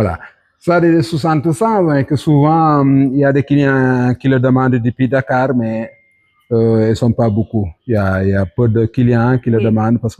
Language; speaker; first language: French; non-native, local second language; Wolof